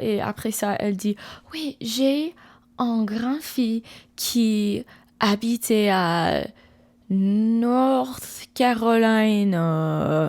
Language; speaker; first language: French; non-native, learner; English